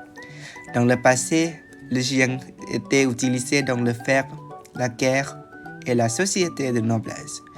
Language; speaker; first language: French; non-native, learner; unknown